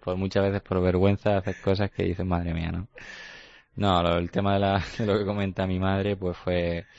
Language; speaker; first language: Spanish; native; Spanish